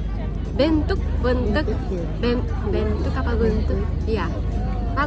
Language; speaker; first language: Indonesian; non-native, fluent; Japanese